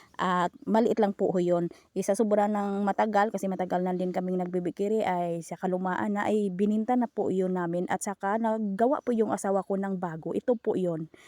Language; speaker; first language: Filipino; non-native, local second language; Cebuano